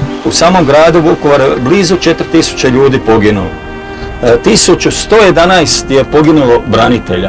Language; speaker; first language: Croatian; native; Croatian